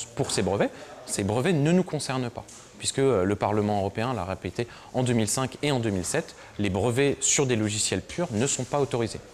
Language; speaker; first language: French; native; French